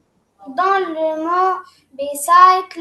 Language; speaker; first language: French; non-native, learner; Arabic